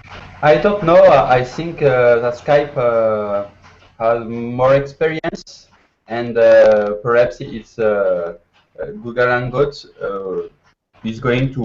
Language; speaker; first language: English; non-native, learner; French